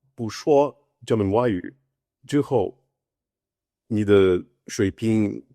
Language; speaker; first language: Chinese; non-native, learner; Portuguese